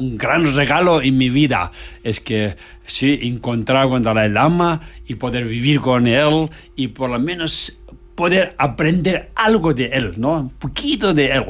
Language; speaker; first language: Spanish; non-native, learner; Tibetan